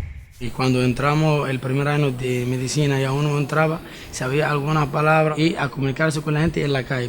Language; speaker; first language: Spanish; non-native, fluent; Arabic